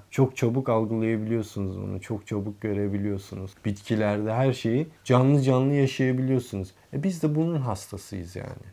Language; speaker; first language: Turkish; early bilingual, heritage; Turkish